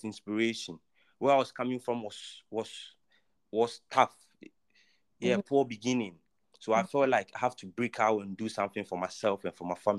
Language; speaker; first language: English; non-native, local second language; Akan